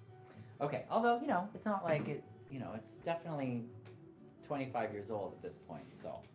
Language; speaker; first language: English; native; English